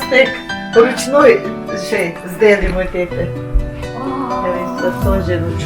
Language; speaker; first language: Russian; non-native, local second language; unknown